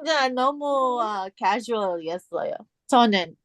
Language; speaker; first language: Korean; non-native, learner; English